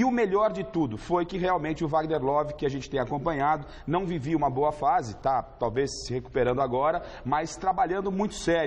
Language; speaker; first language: Portuguese; native; Portuguese